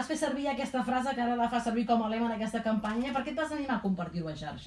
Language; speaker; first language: Catalan; native; Catalan